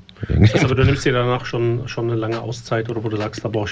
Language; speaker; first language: German; native; German